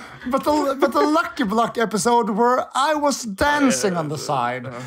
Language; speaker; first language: English; non-native, fluent; Norwegian